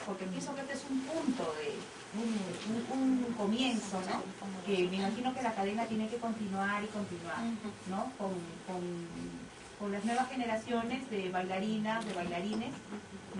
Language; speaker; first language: Spanish; native; Spanish